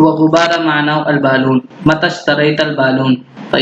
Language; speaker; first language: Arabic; non-native, fluent; Urdu